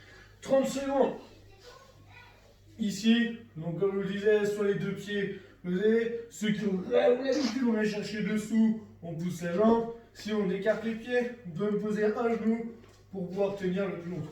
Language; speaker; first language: French; native; French